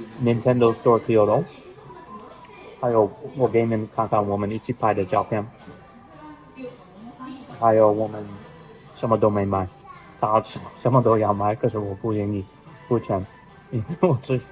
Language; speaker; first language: Chinese; non-native, learner; English